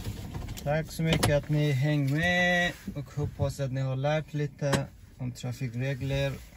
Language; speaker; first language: Swedish; non-native, fluent; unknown